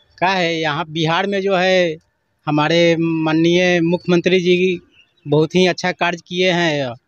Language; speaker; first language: Hindi; native; Hindi